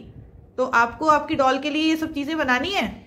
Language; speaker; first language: Hindi; native; Hindi